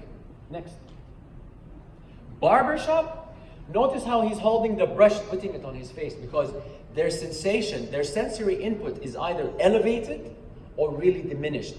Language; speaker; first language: English; non-native, fluent; Arabic